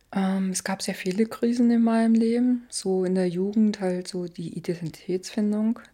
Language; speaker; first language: German; native; German